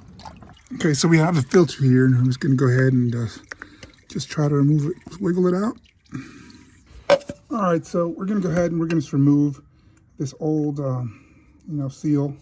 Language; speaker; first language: English; native; English